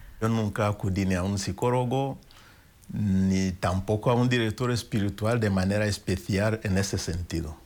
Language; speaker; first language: Spanish; non-native, fluent; Kinyarwanda